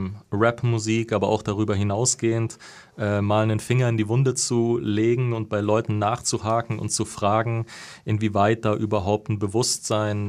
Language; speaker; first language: German; native; German